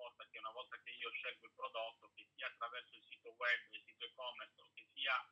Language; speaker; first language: Italian; native; Italian